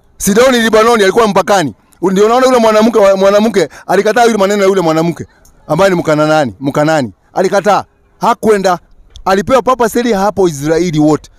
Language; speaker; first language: Swahili; non-native, local second language; Kikuyu